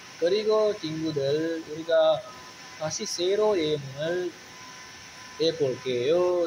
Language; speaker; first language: Korean; non-native, learner; Sinhala